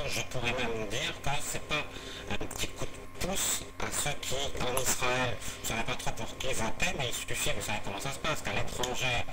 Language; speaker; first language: French; native; French